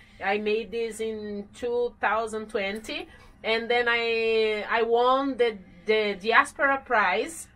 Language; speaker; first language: English; non-native, fluent; Portuguese